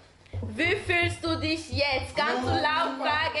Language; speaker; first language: German; non-native, learner; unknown